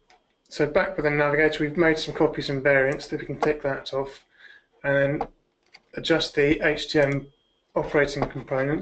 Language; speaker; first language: English; native; English